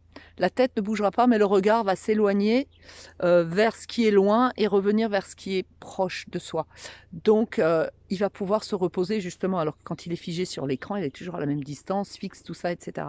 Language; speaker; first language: French; native; French